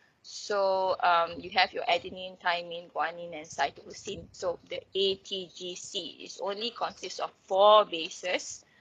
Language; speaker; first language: English; non-native, local second language; Malay